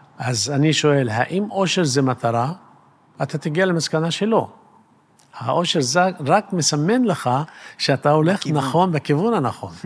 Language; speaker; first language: Hebrew; native; Hebrew